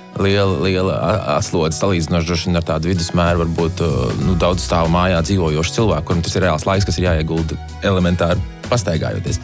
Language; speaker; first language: Latvian; native; Latvian